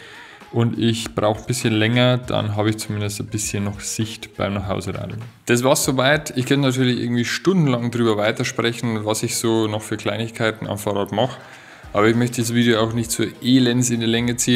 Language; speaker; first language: German; native; German